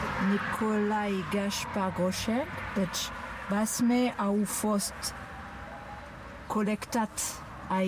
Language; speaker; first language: Romanian; non-native, learner; French